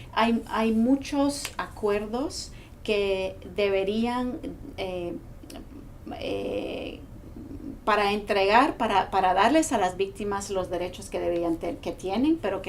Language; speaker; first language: Spanish; non-native, fluent; English